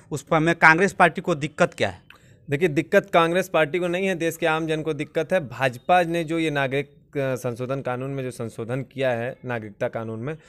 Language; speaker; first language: Hindi; native; Hindi